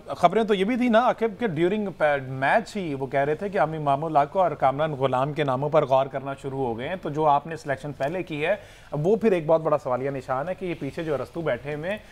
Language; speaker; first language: Urdu; non-native, local second language; Punjabi